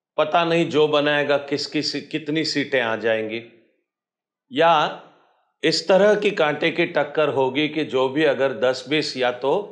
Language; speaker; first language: Hindi; non-native, local second language; Marathi